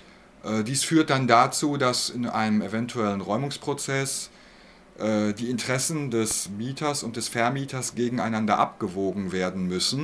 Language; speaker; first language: German; native; German